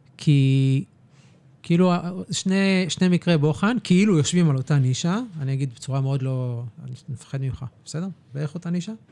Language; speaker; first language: Hebrew; native; Hebrew